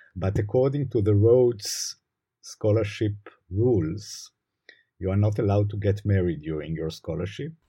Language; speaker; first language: English; non-native, fluent; Hebrew